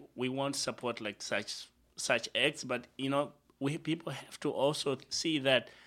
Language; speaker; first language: English; non-native, local second language; Shona